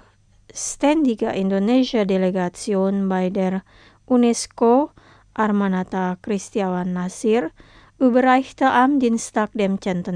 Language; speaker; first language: German; non-native, fluent; Indonesian